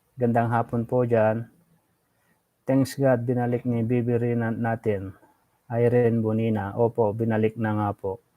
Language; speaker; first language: Filipino; non-native, local second language; Iloko